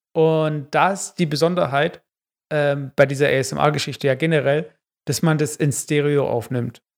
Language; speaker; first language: German; early bilingual, other home language; Turkish